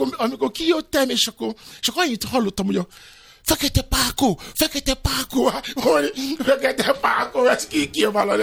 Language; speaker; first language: Hungarian; non-native, fluent; Yoruba